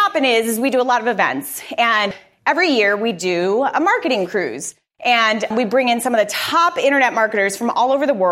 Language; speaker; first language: English; native; English